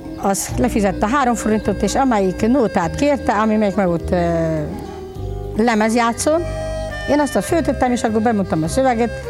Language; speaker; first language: Hungarian; native; Hungarian